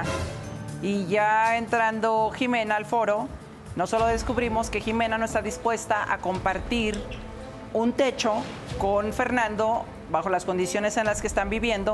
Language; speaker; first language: Spanish; native; Spanish